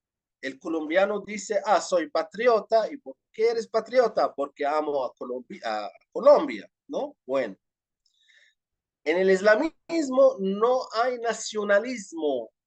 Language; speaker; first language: Spanish; non-native, fluent; Arabic